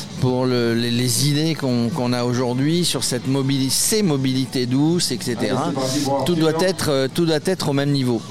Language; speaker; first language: French; native; French